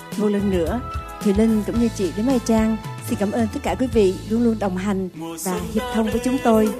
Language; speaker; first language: Vietnamese; native; Vietnamese